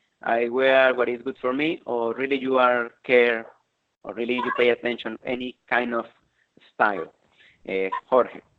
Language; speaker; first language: English; non-native, fluent; Spanish